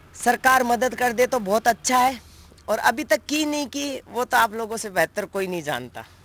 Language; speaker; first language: Hindi; native; Hindi